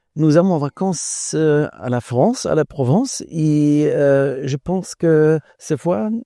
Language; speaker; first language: French; non-native, learner; German